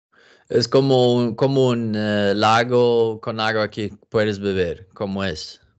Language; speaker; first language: Spanish; non-native, learner; English